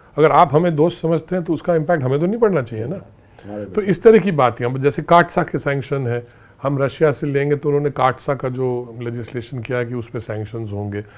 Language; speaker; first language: Hindi; native; Hindi